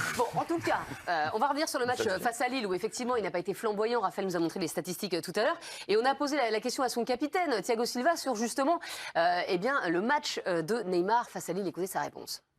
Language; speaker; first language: French; native; French